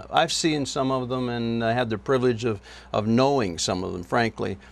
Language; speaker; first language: English; native; English